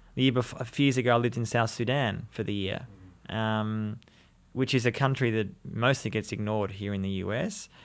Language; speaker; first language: English; native; English